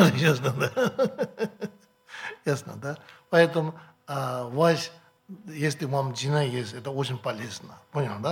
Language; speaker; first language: Russian; non-native, learner; Tibetan